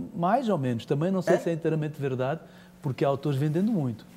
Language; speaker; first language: Portuguese; native; Portuguese